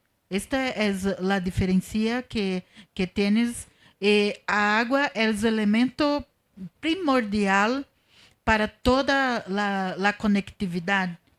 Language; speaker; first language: Spanish; non-native, learner; Portuguese